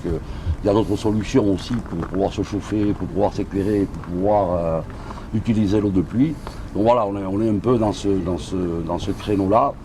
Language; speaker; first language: French; native; French